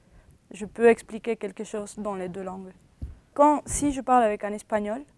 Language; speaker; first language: French; early bilingual, other home language; Spanish